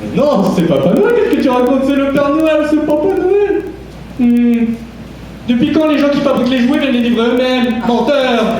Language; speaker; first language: French; early bilingual, other home language; Vietnamese